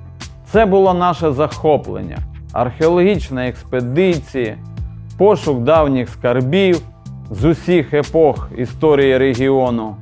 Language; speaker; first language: Ukrainian; native; Ukrainian